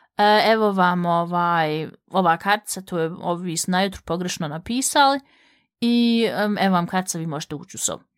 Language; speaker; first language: Bosnian; early bilingual, heritage; Bosnian